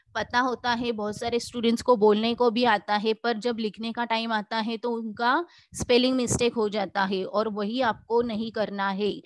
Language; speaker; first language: Hindi; non-native, local second language; Marathi